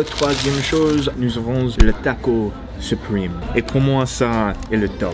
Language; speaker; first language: French; non-native, learner; English